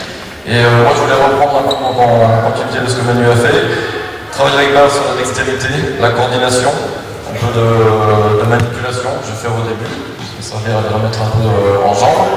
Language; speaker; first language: French; native; French